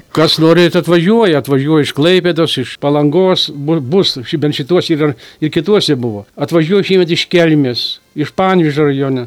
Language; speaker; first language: Lithuanian; native; Lithuanian